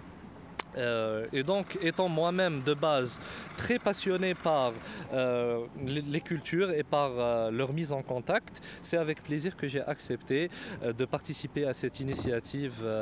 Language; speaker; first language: French; non-native, local second language; Arabic